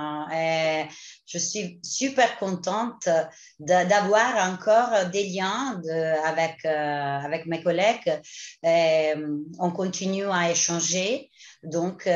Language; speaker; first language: French; non-native, fluent; Italian